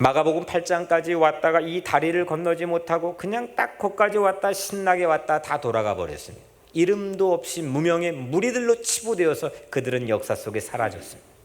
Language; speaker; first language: Korean; native; Korean